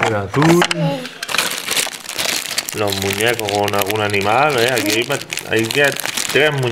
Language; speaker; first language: Spanish; native; Spanish